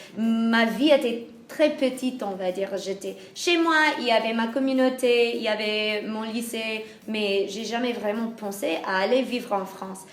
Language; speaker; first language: French; non-native, fluent; English